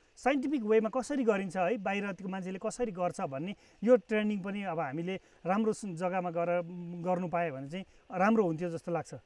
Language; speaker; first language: Nepali; native; Nepali